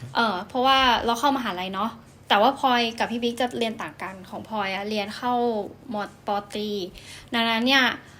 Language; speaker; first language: Thai; native; Thai